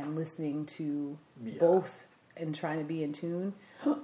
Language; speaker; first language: English; native; English